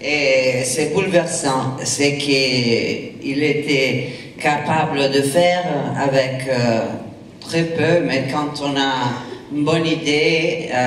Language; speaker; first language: French; non-native, fluent; Italian